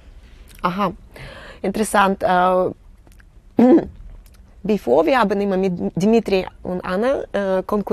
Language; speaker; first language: German; non-native, fluent; Russian